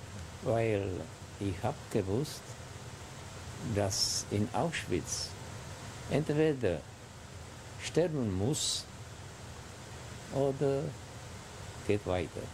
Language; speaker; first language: German; non-native, fluent; Czech